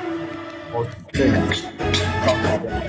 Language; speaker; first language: Turkish; native; Turkish